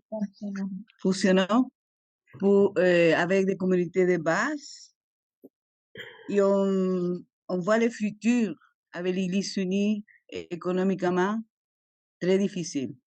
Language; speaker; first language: French; non-native, fluent; Spanish